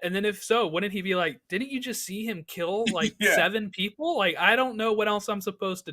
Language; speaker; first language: English; native; English